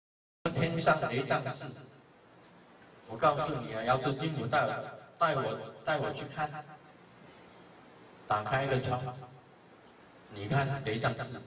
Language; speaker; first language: Chinese; native; Chinese